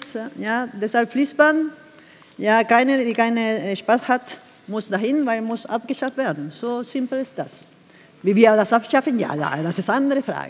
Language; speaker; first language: German; non-native, fluent; Spanish